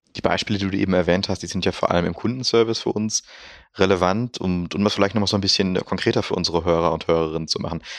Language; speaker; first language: German; native; German